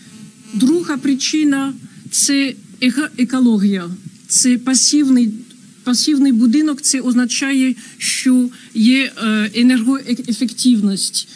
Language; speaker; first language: Ukrainian; non-native, fluent; French